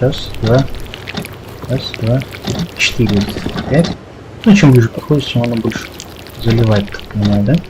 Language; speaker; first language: Russian; native; Russian